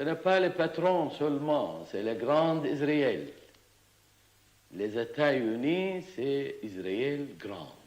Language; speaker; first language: French; non-native, learner; Arabic